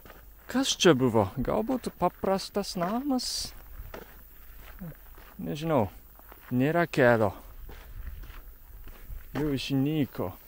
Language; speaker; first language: Lithuanian; non-native, learner; Japanese